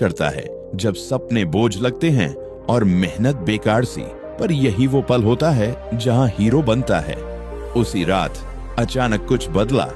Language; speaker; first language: Hindi; native; Hindi